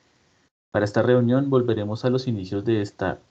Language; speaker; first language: Spanish; native; Spanish